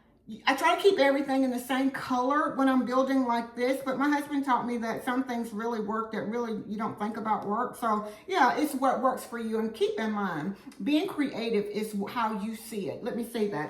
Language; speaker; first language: English; native; English